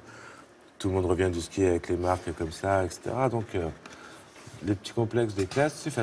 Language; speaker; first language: French; native; French